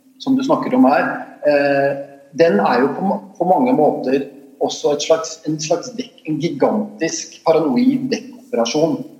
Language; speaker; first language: Norwegian; native; Norwegian